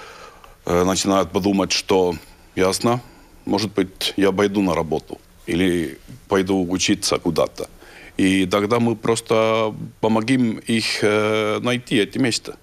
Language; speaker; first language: Russian; non-native, learner; Estonian